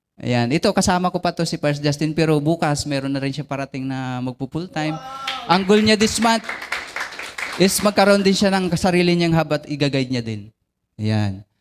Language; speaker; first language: Filipino; non-native, local second language; Bikol